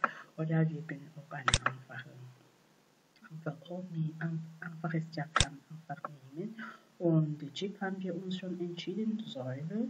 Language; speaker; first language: German; non-native, fluent; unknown